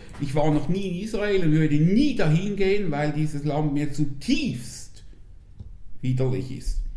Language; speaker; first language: German; native; German